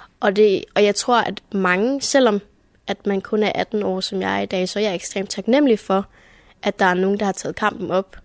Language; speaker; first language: Danish; early bilingual, heritage; Danish